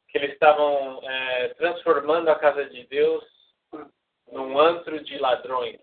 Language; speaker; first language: Portuguese; native; Portuguese